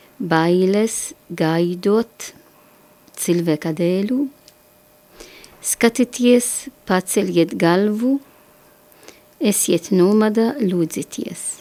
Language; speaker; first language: Latvian; non-native, learner; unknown